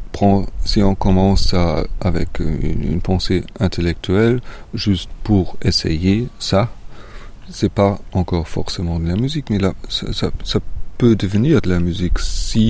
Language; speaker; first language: French; non-native, fluent; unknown